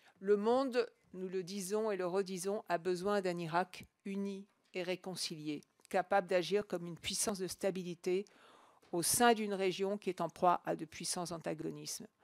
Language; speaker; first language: French; native; French